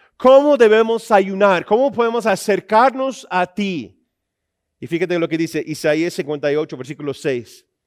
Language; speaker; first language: Spanish; non-native, fluent; English